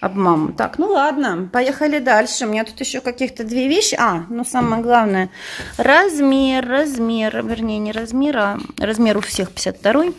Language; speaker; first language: Russian; native; Russian